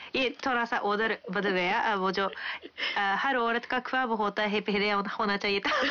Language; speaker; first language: Hindi; non-native, fluent; Japanese